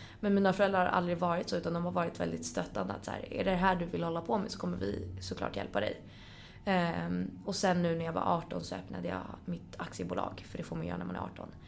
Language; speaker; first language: Swedish; native; Swedish